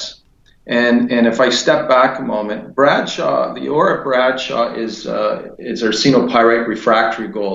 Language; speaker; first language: English; native; English